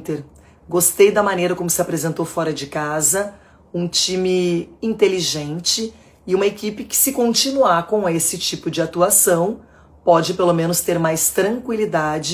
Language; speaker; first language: Portuguese; native; Portuguese